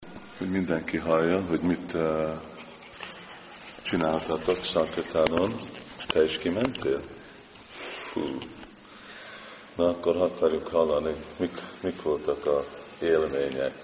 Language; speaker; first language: Hungarian; non-native, fluent; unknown